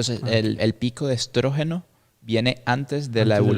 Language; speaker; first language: Spanish; native; Spanish